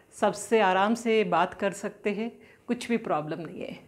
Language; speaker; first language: Hindi; non-native, local second language; Telugu